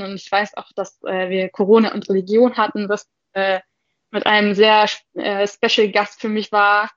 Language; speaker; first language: German; native; German